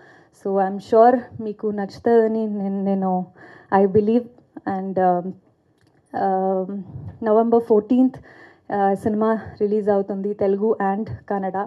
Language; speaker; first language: Telugu; non-native, fluent; Kannada